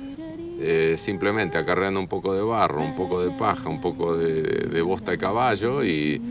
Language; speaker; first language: Spanish; native; Spanish